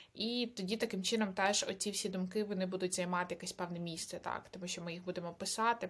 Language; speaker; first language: Ukrainian; native; Ukrainian